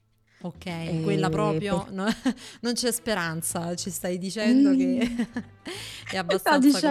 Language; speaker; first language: Italian; native; Italian